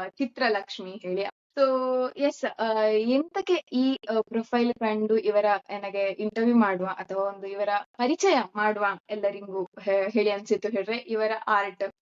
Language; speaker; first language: Kannada; native; Kannada